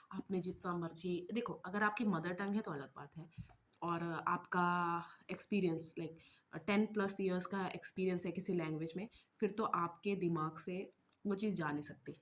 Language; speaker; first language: Hindi; non-native, local second language; Malayalam